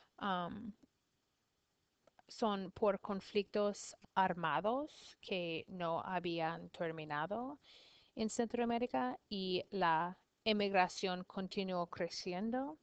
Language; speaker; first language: Spanish; non-native, learner; English